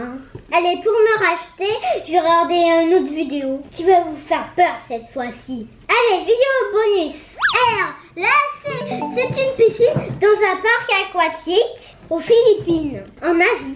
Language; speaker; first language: French; native; French